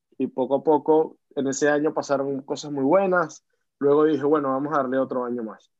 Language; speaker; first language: Spanish; native; Spanish